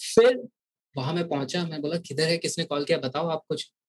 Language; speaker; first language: Hindi; native; Hindi